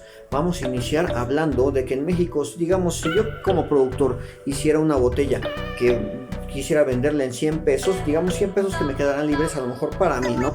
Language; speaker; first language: Spanish; native; Spanish